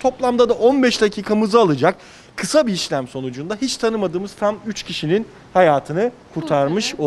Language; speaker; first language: Turkish; native; Turkish